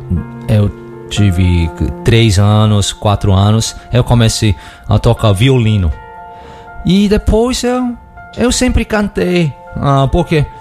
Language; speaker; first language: Portuguese; non-native, learner; Korean